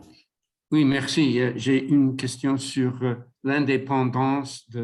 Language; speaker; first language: French; non-native, learner; English